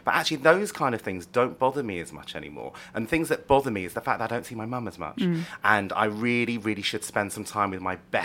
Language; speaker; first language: English; native; English